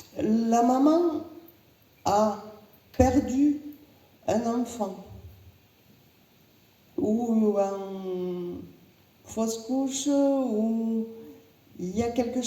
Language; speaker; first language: French; native; French